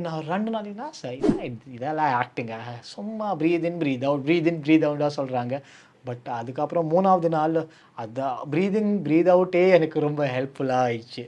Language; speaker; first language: Tamil; non-native, learner; Kashmiri